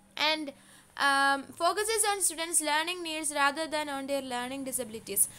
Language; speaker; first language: English; non-native, local second language; Malayalam